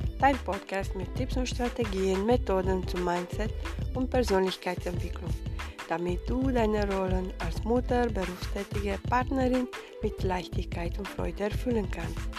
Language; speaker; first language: German; non-native, fluent; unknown